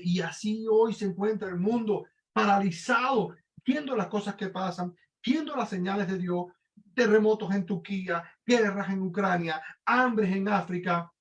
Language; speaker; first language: Spanish; native; Spanish